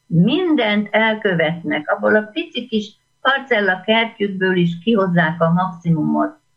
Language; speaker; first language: Hungarian; native; Hungarian